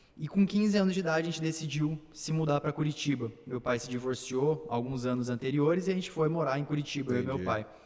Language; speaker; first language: Portuguese; early bilingual, other home language; Slovak